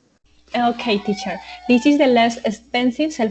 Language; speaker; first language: English; non-native, learner; Spanish